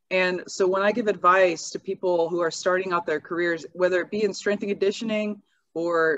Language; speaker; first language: English; native; English